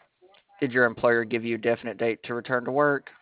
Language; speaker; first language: English; native; English